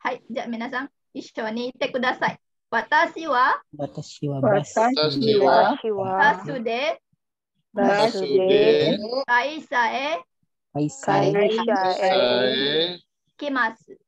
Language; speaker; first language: Japanese; non-native, fluent; Indonesian